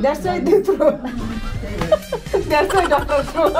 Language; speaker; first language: English; non-native, learner; Nepali